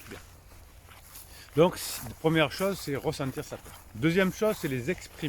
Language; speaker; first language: French; native; French